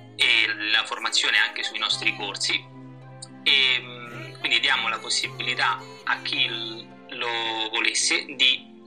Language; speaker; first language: Italian; native; Italian